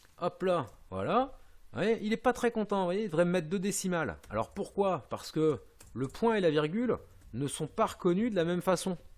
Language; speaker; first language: French; native; French